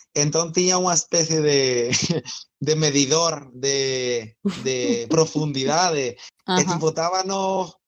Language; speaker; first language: Portuguese; non-native, learner; Spanish